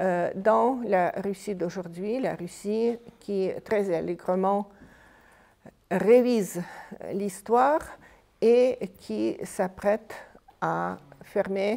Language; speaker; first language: French; non-native, fluent; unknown